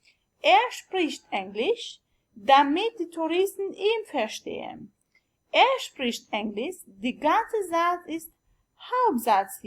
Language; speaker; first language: German; non-native, learner; Albanian